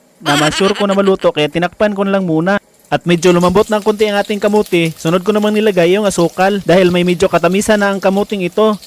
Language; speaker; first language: Filipino; non-native, local second language; Cebuano